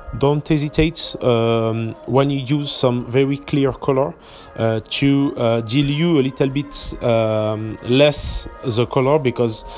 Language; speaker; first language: English; non-native, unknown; French